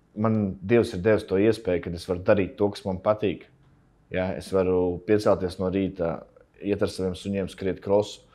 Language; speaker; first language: Latvian; native; Latvian